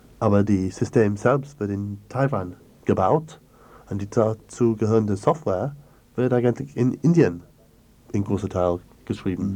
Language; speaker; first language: German; non-native, learner; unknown